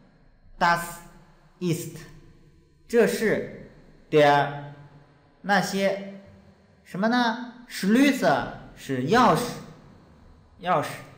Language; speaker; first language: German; non-native, fluent; Chinese